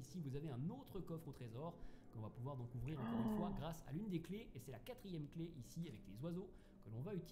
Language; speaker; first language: French; native; French